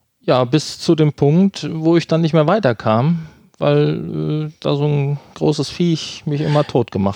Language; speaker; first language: German; native; German